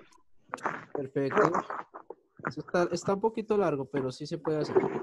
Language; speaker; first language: Spanish; native; Spanish